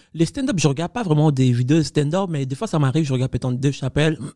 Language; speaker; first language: French; non-native, fluent; Spanish